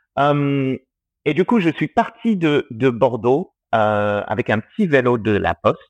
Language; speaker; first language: French; early bilingual, heritage; English